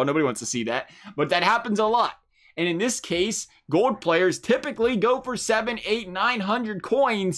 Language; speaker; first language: English; native; English